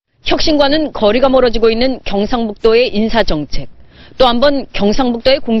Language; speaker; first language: Korean; native; Korean